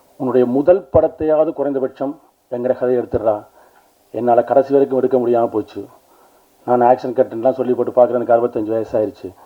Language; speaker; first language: Tamil; native; Tamil